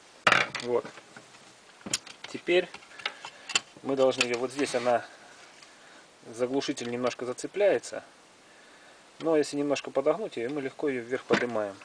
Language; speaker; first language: Russian; native; Russian